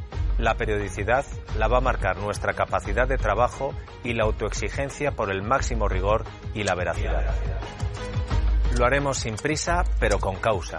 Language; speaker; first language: Spanish; native; Spanish